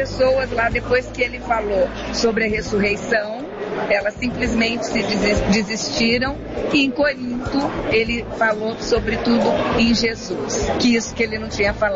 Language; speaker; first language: Portuguese; native; Portuguese